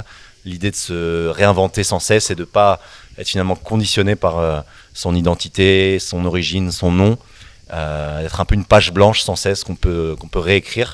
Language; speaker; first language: French; native; French